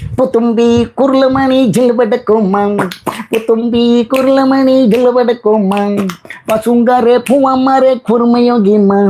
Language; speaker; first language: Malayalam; non-native, learner; Bangla